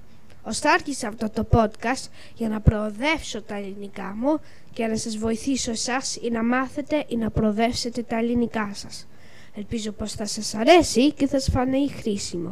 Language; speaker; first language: Greek; early bilingual, heritage; English